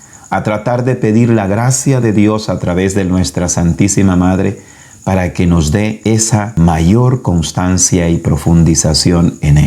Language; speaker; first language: Spanish; native; Spanish